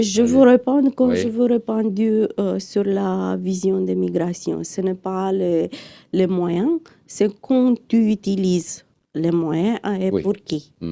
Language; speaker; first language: French; non-native, fluent; Romanian